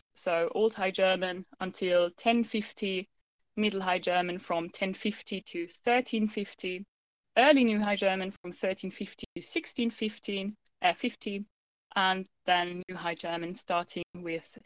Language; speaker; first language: English; non-native, fluent; German